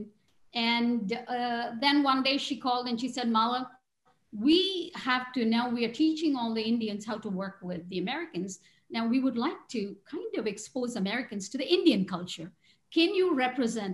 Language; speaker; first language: English; non-native, local second language; Tamil